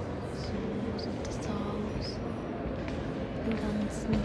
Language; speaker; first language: German; non-native, learner; Ukrainian